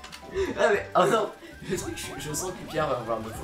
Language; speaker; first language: French; native; French